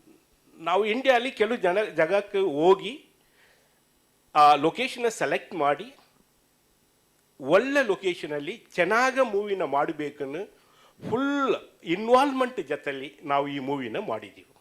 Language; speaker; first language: Kannada; non-native, learner; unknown